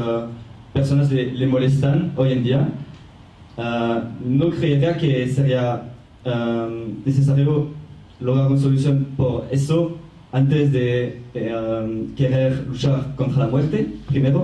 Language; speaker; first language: Spanish; non-native, fluent; French